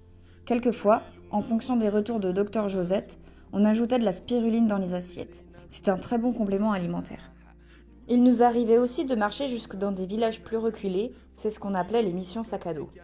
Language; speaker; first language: French; native; French